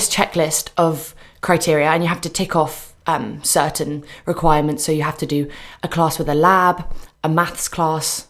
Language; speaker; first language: English; native; English